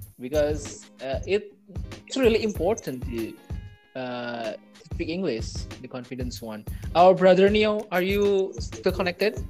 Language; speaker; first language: English; non-native, learner; Indonesian